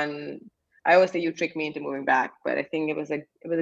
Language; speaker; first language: English; non-native, local second language; Urdu